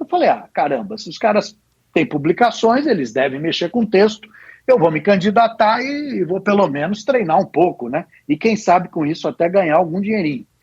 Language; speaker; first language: Portuguese; native; Portuguese